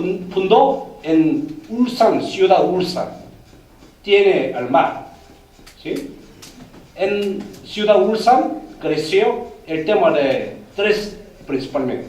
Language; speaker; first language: Spanish; non-native, learner; Korean